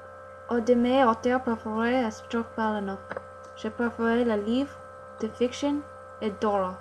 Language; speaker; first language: French; non-native, learner; English